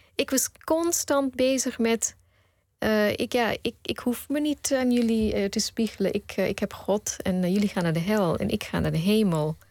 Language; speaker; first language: Dutch; early bilingual, other home language; Punjabi